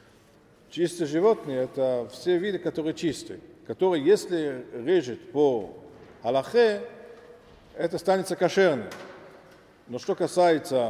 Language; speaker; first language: Russian; non-native, learner; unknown